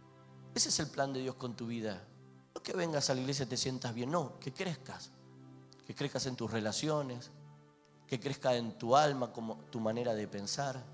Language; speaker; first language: Spanish; native; Spanish